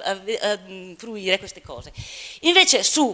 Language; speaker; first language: Italian; native; Italian